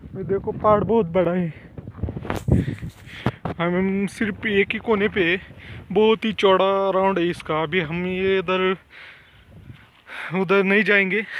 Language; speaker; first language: Hindi; non-native, local second language; Marathi